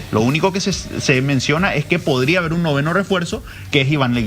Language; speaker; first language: Spanish; native; Spanish